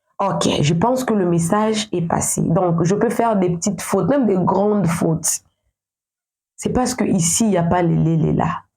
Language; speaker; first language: French; non-native, local second language; Lingala